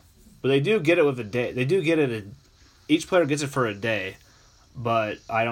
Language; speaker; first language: English; native; English